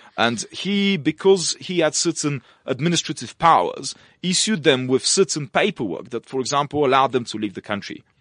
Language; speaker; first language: English; non-native, fluent; Russian